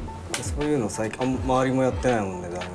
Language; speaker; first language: Japanese; native; Japanese